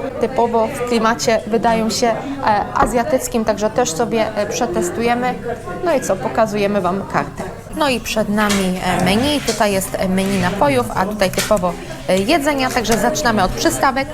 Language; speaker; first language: Polish; native; Polish